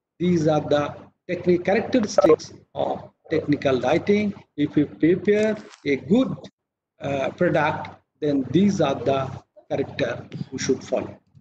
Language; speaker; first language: English; non-native, local second language; Bangla